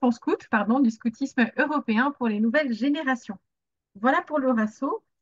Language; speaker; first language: French; native; French